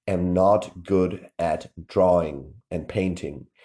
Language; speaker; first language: English; non-native, fluent; Czech